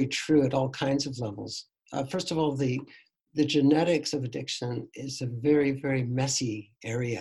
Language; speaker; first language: English; native; English